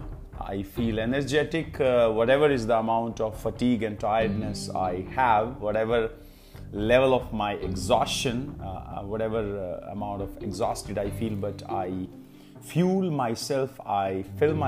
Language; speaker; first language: English; non-native, local second language; Hindi